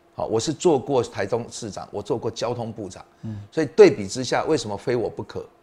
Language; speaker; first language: Chinese; native; Chinese